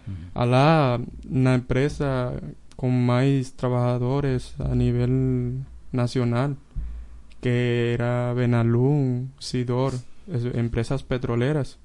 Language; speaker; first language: Portuguese; non-native, learner; Spanish